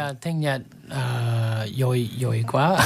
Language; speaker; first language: Vietnamese; non-native, learner; English